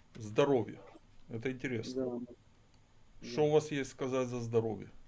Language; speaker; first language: Russian; native; Russian